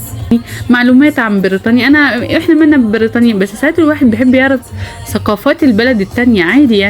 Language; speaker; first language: Arabic; native; Arabic